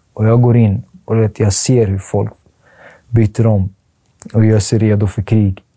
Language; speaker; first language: Swedish; early bilingual, other home language; Arabic